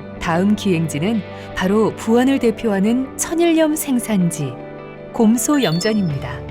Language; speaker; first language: Korean; native; Korean